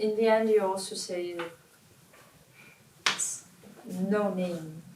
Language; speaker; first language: English; non-native, learner; Russian